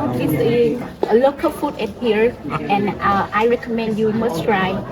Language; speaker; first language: English; non-native, fluent; Vietnamese